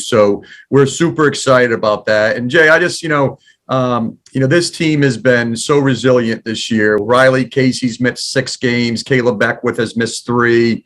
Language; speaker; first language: English; native; English